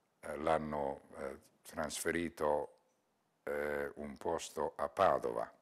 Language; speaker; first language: Italian; non-native, learner; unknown